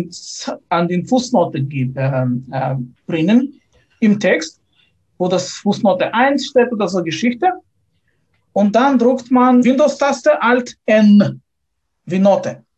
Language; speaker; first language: German; non-native, fluent; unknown